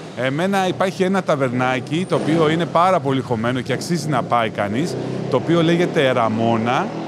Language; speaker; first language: Greek; native; Greek